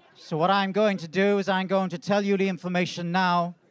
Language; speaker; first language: English; native; English